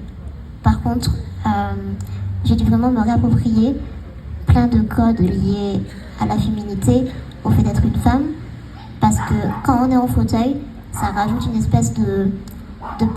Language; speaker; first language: French; native; French